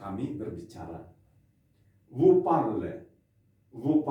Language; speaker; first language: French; non-native, fluent; Indonesian